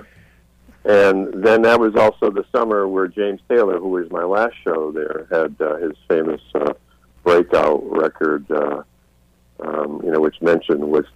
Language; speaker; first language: English; native; English